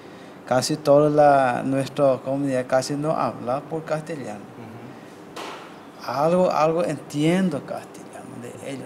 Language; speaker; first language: Spanish; non-native, learner; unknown